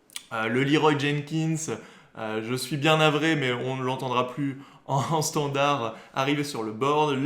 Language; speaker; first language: French; native; French